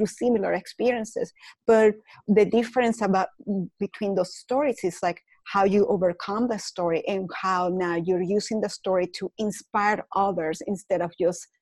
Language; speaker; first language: English; non-native, fluent; Spanish